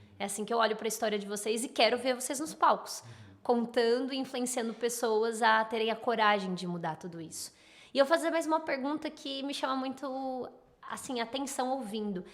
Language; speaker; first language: Portuguese; native; Portuguese